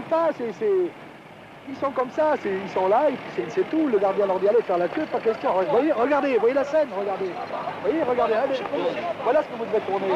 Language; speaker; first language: French; native; French